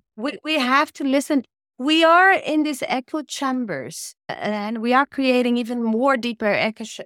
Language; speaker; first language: English; non-native, fluent; Portuguese